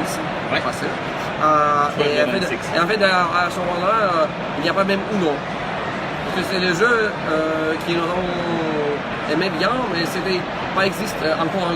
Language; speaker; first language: French; non-native, learner; Russian